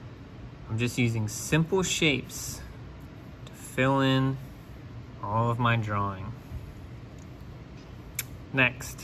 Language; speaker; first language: English; native; English